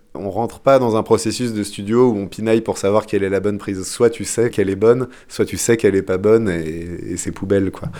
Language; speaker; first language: French; non-native, fluent; English